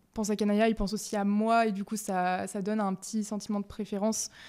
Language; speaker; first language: French; native; French